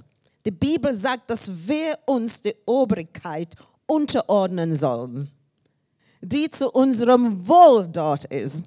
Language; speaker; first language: German; non-native, learner; English